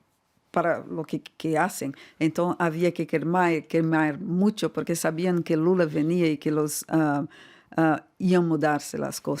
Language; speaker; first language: Spanish; non-native, fluent; Portuguese